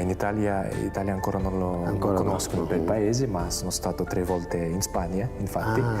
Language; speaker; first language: Italian; non-native, fluent; Russian